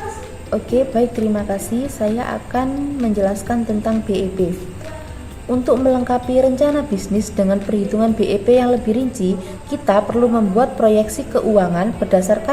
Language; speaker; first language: Indonesian; native; Indonesian